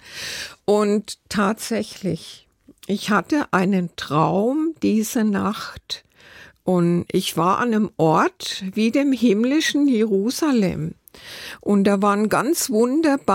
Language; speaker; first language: German; native; German